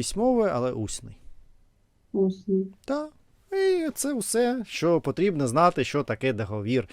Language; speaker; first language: Ukrainian; non-native, learner; Russian